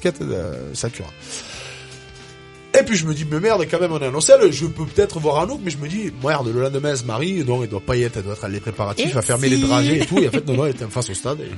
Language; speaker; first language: French; native; French